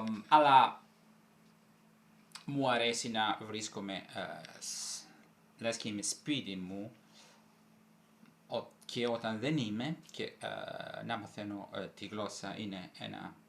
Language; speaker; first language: Greek; non-native, fluent; Italian